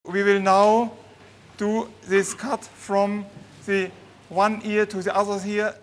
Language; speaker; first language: English; non-native, fluent; German